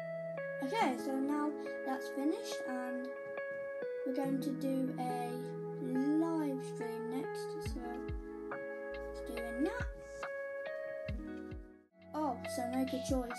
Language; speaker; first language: English; native; English